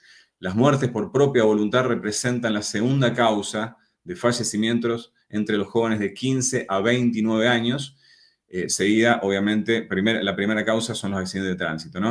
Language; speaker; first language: Spanish; native; Spanish